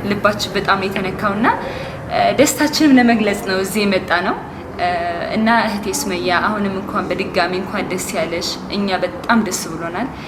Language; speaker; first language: Amharic; early bilingual, heritage; Amharic